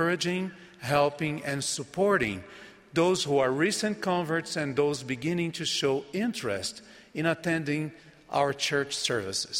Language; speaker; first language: English; non-native, fluent; Portuguese